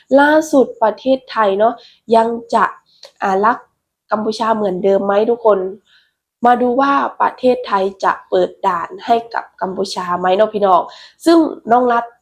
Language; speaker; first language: Thai; non-native, local second language; Lao